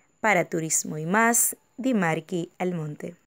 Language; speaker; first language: Spanish; native; Spanish